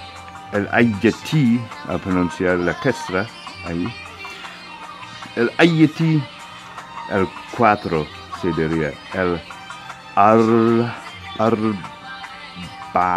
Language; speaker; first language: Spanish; non-native, fluent; English